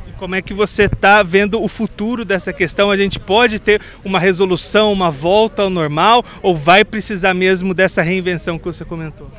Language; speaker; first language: Portuguese; native; Portuguese